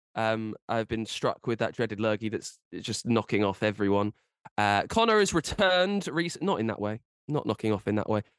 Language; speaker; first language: English; native; English